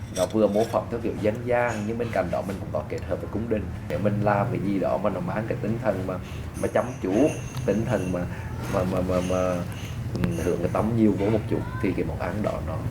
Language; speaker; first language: Vietnamese; native; Vietnamese